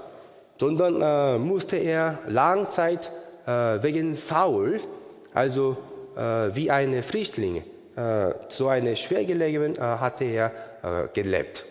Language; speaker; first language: German; non-native, learner; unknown